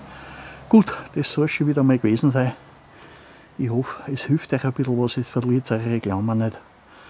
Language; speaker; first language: German; native; German